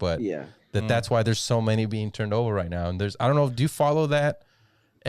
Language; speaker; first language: English; native; English